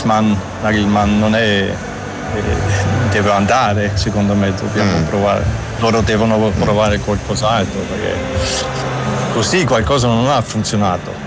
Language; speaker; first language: Italian; non-native, fluent; German